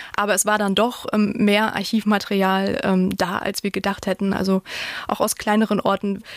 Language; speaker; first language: German; native; German